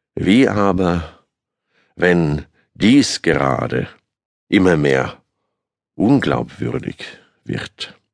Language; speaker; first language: German; native; German